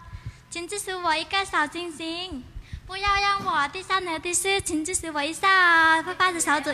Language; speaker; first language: Chinese; non-native, learner; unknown